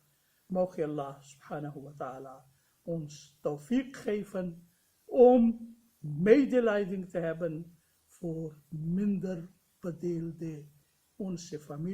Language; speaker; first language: Dutch; non-native, fluent; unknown